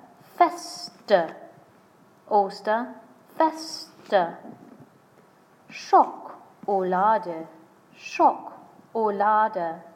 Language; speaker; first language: German; non-native, fluent; English